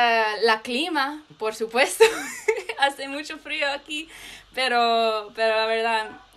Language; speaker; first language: Spanish; non-native, learner; English